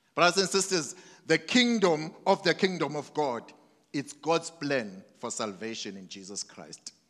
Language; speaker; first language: English; non-native, local second language; Zulu